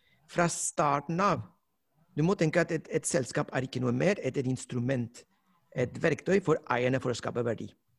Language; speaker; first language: Norwegian; non-native, fluent; Spanish